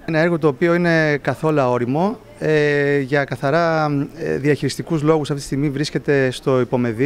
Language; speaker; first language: Greek; native; Greek